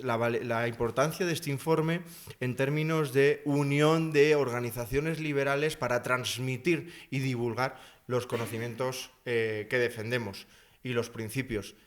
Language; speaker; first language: Spanish; native; Spanish